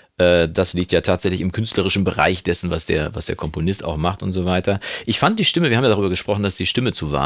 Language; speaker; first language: German; native; German